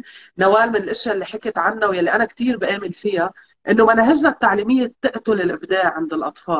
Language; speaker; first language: Arabic; native; Arabic